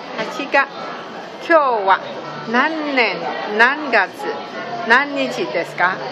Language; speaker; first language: Japanese; non-native, learner; Chinese